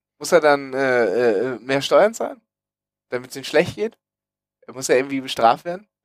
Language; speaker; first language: German; native; German